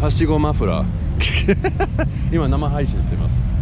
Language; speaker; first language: Japanese; non-native, fluent; English